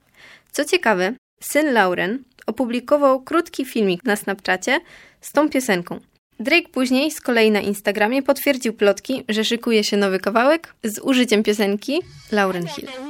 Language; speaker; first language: Polish; native; Polish